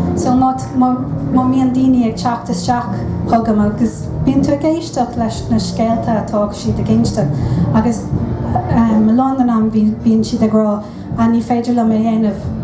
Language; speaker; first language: Irish; non-native, local second language; English